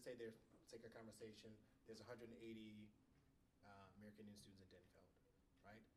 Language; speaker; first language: English; native; English